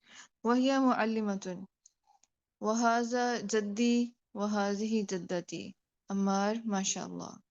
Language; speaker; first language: Arabic; non-native, learner; Urdu